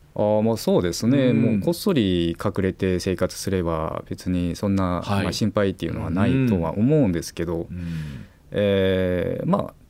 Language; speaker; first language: Japanese; non-native, fluent; Korean